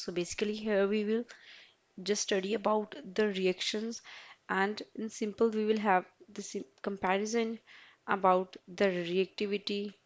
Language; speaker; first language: English; non-native, local second language; Urdu